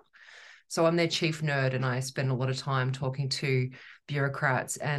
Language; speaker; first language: English; native; English